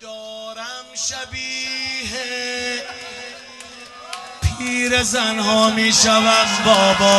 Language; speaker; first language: Persian; native; Persian